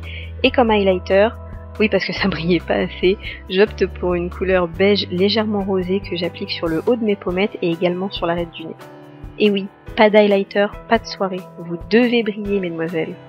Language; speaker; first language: French; native; French